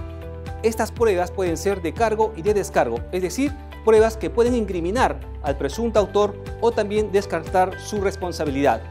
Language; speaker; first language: Spanish; native; Spanish